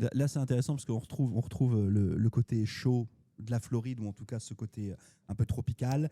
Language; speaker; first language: French; native; French